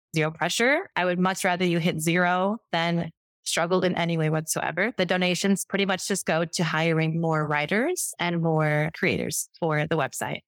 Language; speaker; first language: English; native; English